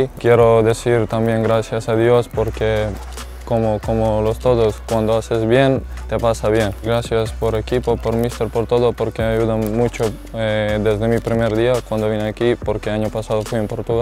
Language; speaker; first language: Spanish; non-native, learner; Serbian